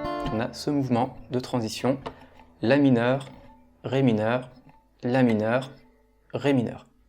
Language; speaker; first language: French; native; French